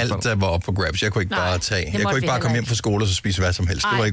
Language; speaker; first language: Danish; native; Danish